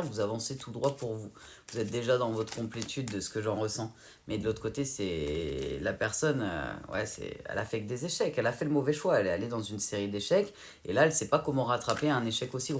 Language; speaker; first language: French; native; French